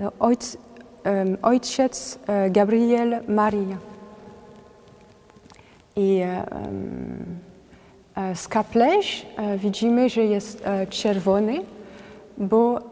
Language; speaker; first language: Polish; non-native, learner; French